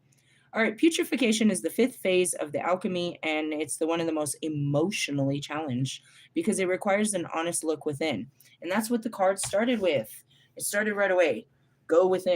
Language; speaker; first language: English; native; English